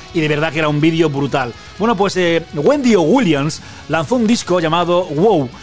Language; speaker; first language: Spanish; native; Spanish